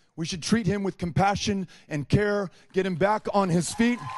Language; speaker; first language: English; native; English